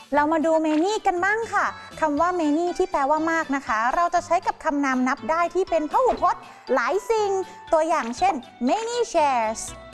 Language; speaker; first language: Thai; native; Thai